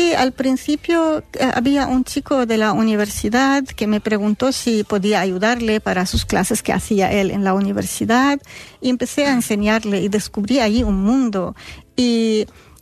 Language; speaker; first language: Spanish; non-native, fluent; Arabic